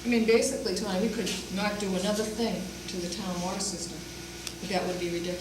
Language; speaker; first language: English; native; English